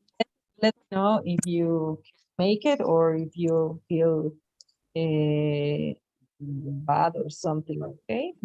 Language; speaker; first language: English; non-native, fluent; Spanish